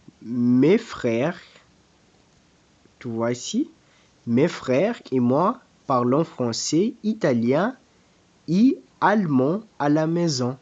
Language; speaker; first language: French; non-native, fluent; Portuguese